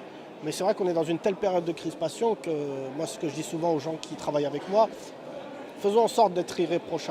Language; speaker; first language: French; native; French